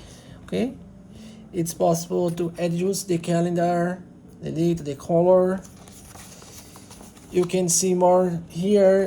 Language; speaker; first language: English; non-native, learner; Portuguese